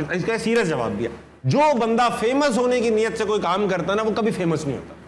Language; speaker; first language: Urdu; native; Urdu